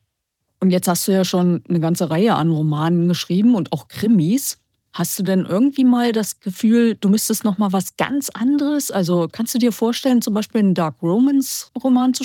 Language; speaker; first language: German; native; German